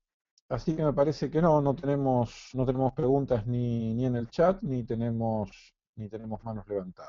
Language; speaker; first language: Spanish; native; Spanish